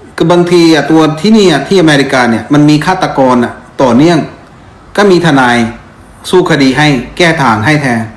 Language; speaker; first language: Thai; non-native, fluent; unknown